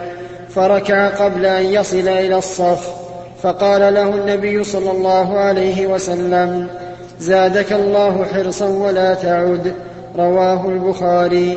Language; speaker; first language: Arabic; native; Arabic